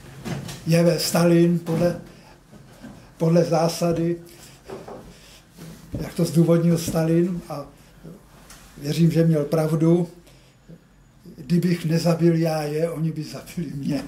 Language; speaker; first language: Czech; native; Czech